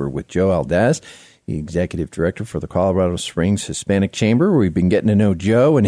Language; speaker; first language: English; native; English